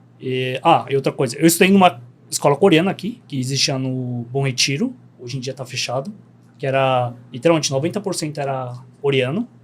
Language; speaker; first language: Portuguese; early bilingual, other home language; Korean